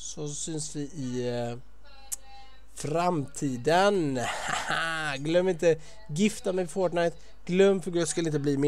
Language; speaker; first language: Swedish; native; Swedish